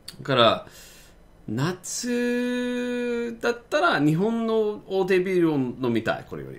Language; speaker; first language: Japanese; non-native, fluent; English